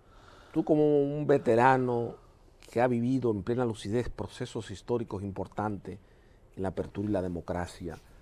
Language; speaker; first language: Spanish; native; Spanish